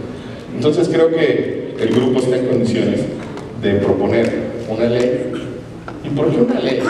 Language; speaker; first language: Spanish; native; Spanish